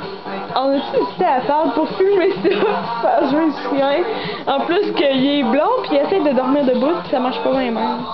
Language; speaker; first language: French; native; French